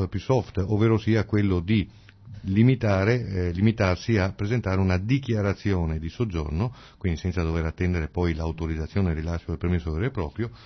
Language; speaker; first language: Italian; native; Italian